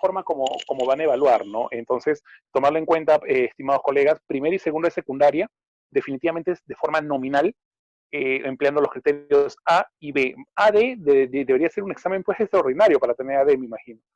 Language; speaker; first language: Spanish; native; Spanish